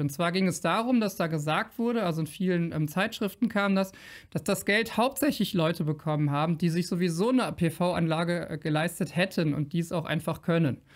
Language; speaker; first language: German; native; German